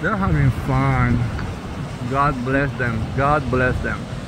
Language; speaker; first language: English; non-native, local second language; Spanish